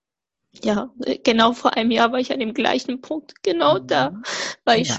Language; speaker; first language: German; native; German